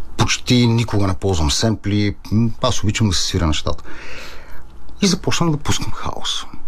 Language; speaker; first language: Bulgarian; non-native, fluent; Italian